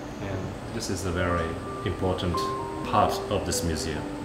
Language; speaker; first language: English; non-native, fluent; Japanese